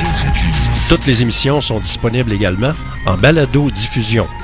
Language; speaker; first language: French; native; French